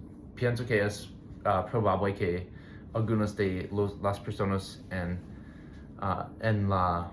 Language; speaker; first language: Spanish; non-native, learner; English